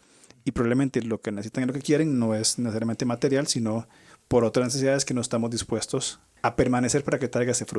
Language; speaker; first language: Spanish; native; Spanish